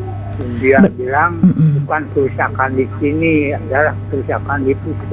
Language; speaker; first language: Indonesian; non-native, local second language; Balinese